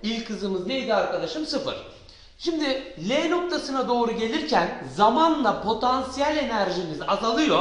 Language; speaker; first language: Turkish; native; Turkish